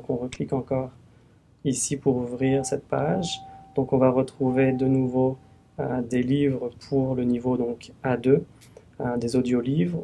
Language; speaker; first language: French; native; French